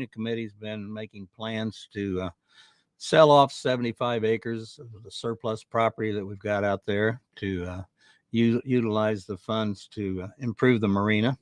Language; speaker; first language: English; native; English